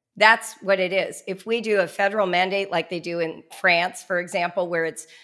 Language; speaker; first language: English; native; English